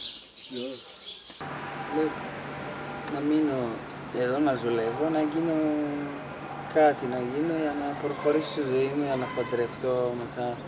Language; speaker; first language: Greek; non-native, fluent; Persian